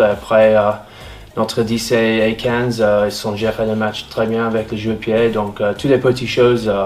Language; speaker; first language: French; non-native, fluent; English